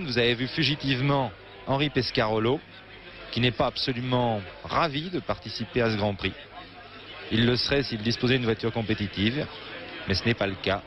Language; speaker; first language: French; native; French